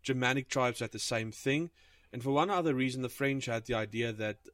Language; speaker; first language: English; non-native, local second language; Afrikaans